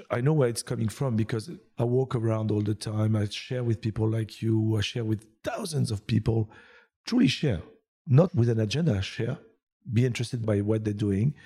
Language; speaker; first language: English; non-native, fluent; French